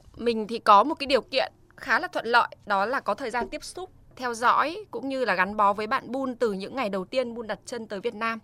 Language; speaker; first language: Vietnamese; native; Vietnamese